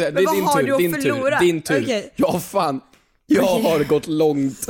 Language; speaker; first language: Swedish; native; Swedish